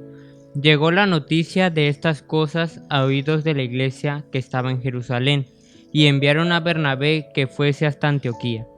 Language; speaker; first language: Spanish; native; Spanish